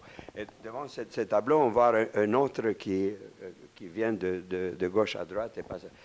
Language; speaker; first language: French; non-native, fluent; Romanian